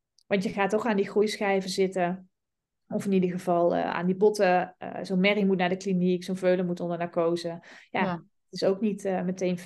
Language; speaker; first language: Dutch; native; Dutch